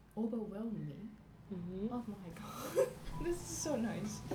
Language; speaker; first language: English; non-native, fluent; Japanese